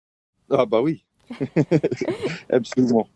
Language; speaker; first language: French; non-native, fluent; English